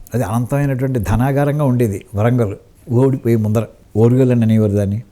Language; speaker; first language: Telugu; native; Telugu